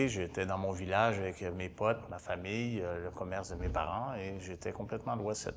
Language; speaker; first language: French; native; French